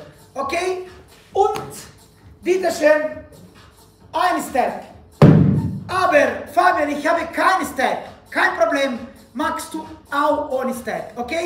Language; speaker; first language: German; non-native, learner; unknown